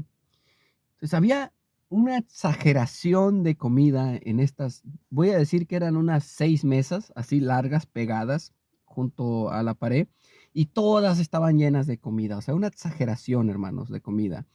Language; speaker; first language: Spanish; native; Spanish